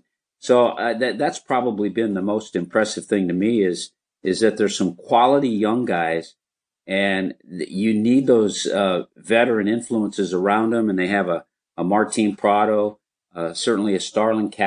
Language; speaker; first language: English; native; English